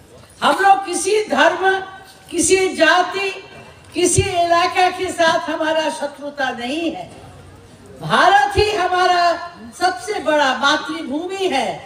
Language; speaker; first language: Hindi; non-native, local second language; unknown